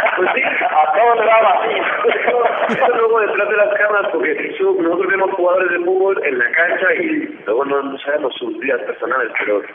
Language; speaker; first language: Spanish; native; Spanish